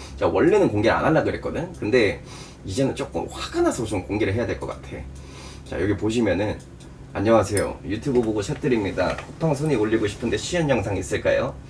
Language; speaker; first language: Korean; native; Korean